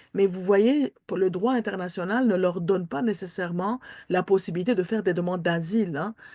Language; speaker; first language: French; non-native, local second language; Armenian